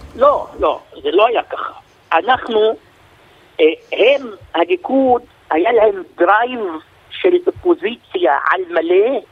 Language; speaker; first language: Hebrew; non-native, local second language; Arabic